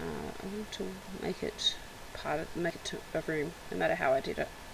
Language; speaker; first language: English; native; English